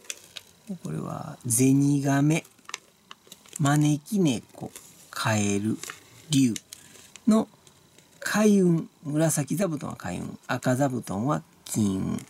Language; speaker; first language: Japanese; native; Japanese